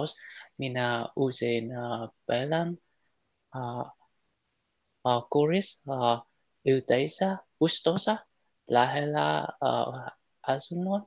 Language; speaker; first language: Finnish; non-native, learner; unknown